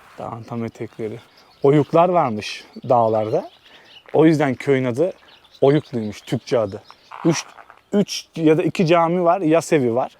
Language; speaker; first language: Turkish; native; Turkish